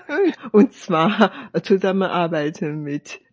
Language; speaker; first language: German; non-native, fluent; Chinese